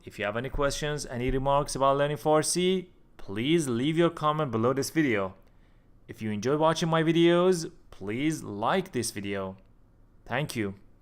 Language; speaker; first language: English; non-native, fluent; Persian